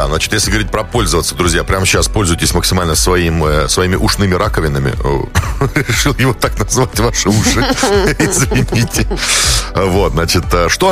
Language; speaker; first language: Russian; native; Russian